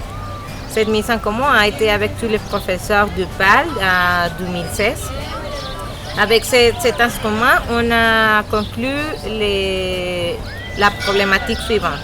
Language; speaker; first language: French; non-native, learner; Spanish